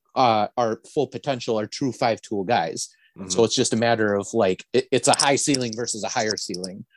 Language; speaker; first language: English; native; English